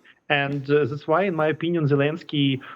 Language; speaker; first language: English; non-native, learner; Ukrainian